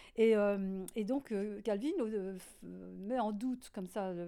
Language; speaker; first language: French; native; French